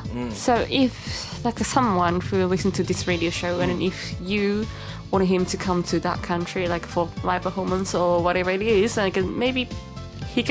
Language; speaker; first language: English; non-native, fluent; Japanese